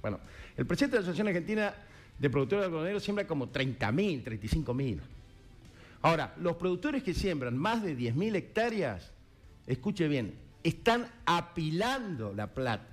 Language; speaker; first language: Spanish; native; Spanish